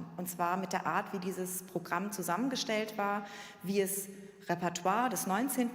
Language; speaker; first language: German; native; German